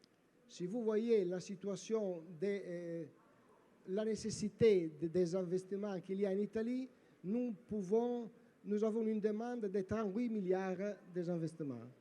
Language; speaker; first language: French; non-native, learner; Italian